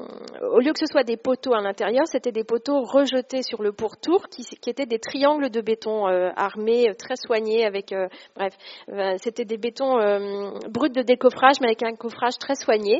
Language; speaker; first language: French; native; French